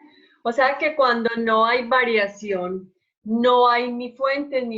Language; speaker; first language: Spanish; native; Spanish